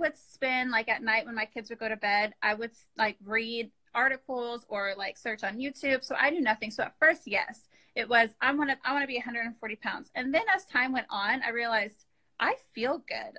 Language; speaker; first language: English; native; English